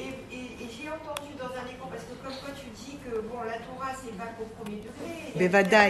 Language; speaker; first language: French; native; French